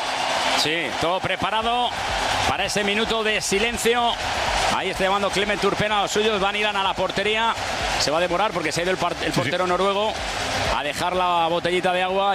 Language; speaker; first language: Spanish; native; Spanish